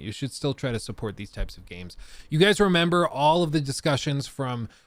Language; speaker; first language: English; native; English